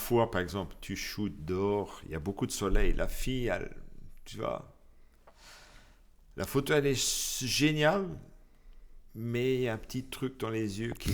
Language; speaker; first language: French; non-native, local second language; Luxembourgish